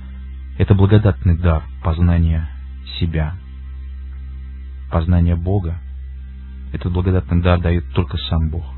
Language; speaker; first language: Russian; native; Russian